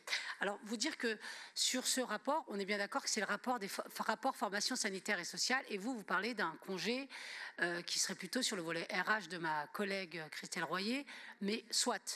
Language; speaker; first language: French; native; French